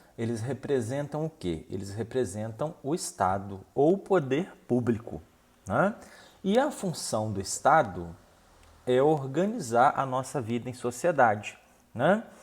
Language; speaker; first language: Portuguese; native; Portuguese